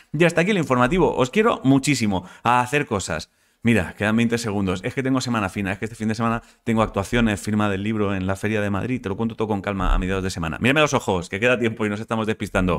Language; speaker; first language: Spanish; native; Spanish